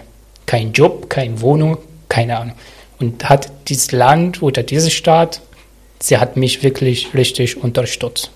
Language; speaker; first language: German; non-native, learner; Arabic